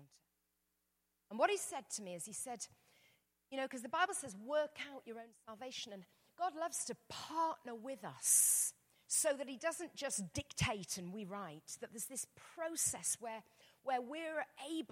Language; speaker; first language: English; native; English